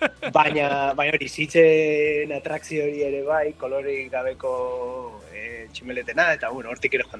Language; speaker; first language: Basque; native; Basque